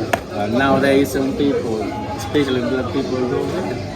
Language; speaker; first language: English; non-native, fluent; Spanish